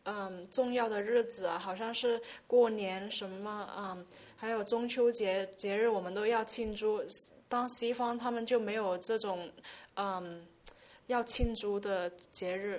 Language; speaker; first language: Chinese; early bilingual, heritage; Chinese